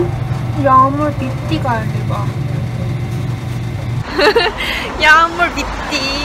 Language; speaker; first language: Turkish; non-native, fluent; Korean